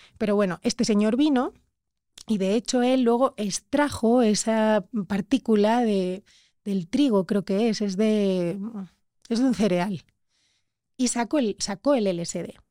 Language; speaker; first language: Spanish; native; Spanish